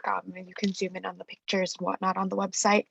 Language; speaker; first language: English; native; English